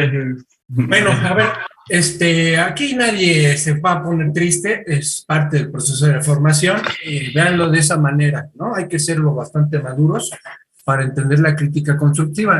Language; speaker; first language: Spanish; native; Spanish